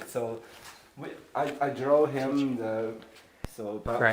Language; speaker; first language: English; non-native, learner; Japanese